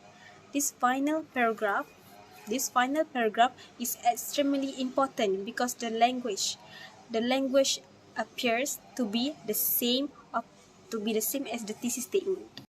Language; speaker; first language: English; non-native, fluent; Malay